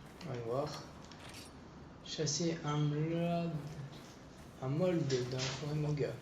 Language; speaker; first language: French; native; French